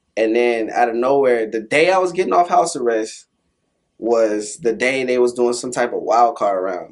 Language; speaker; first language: English; native; English